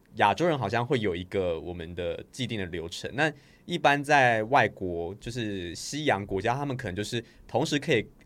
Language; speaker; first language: Chinese; native; Chinese